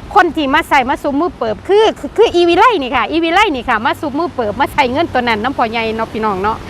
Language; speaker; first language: Thai; native; Thai